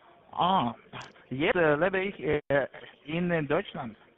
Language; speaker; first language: German; non-native, learner; Latvian